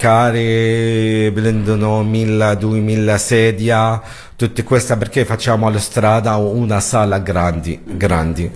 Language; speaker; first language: Italian; non-native, learner; Arabic